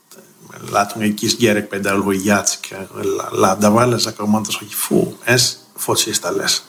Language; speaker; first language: Hungarian; non-native, learner; Greek